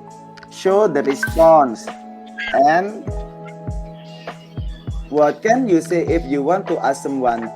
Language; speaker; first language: English; non-native, learner; Indonesian